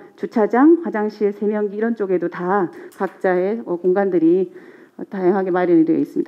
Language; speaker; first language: Korean; native; Korean